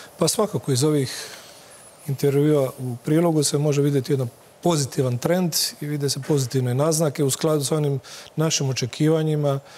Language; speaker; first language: Croatian; native; Croatian